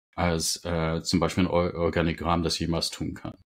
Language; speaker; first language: German; non-native, fluent; English